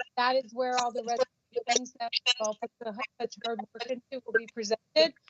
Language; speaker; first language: English; non-native, fluent; Vietnamese